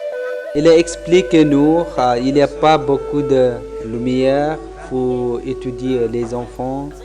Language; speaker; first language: French; non-native, learner; Sherpa